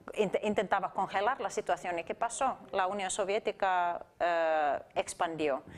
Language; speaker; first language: Spanish; non-native, fluent; Finnish